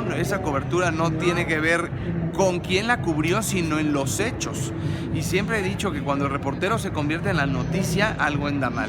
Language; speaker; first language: Spanish; native; Spanish